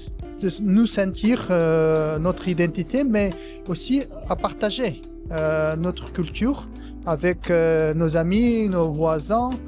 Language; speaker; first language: French; non-native, fluent; Kazakh